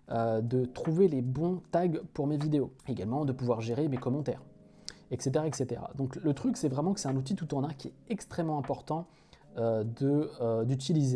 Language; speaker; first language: French; native; French